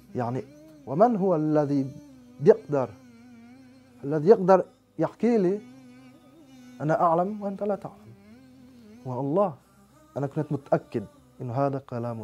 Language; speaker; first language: Arabic; non-native, fluent; French